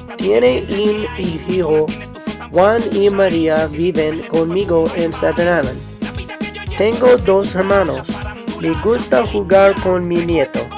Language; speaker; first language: Spanish; non-native, learner; English